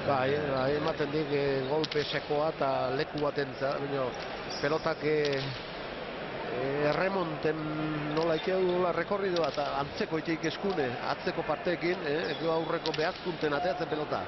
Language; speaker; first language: Basque; native; Basque